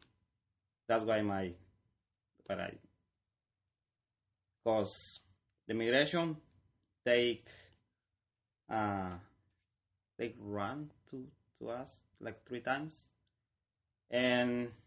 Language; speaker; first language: English; non-native, learner; Spanish